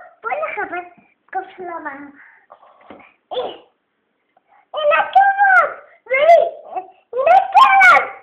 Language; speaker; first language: Hebrew; early bilingual, other home language; Russian